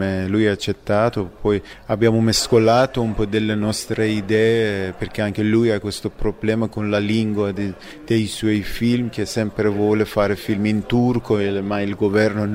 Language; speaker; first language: Italian; non-native, fluent; Persian